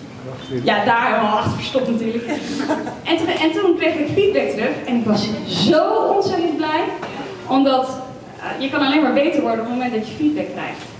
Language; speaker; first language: Dutch; native; Dutch